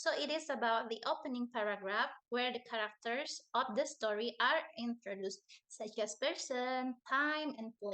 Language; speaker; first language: English; non-native, learner; Indonesian